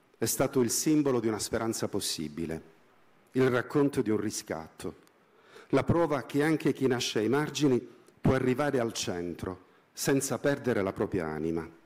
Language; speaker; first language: Italian; native; Italian